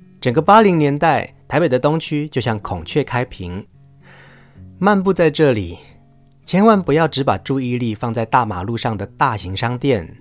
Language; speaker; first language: Chinese; native; Chinese